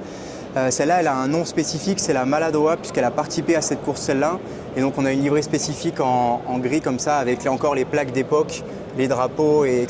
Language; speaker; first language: French; native; French